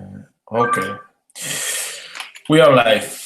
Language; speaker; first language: English; non-native, fluent; Spanish